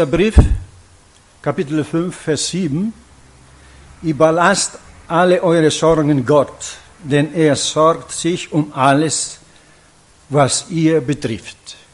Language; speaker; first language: German; non-native, fluent; Italian